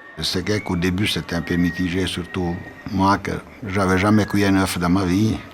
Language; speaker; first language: French; non-native, fluent; Italian